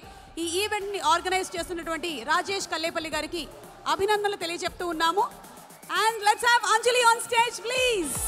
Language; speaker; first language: Telugu; native; Telugu